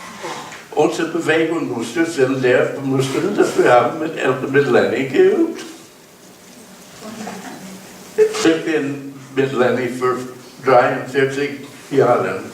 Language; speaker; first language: German; non-native, learner; English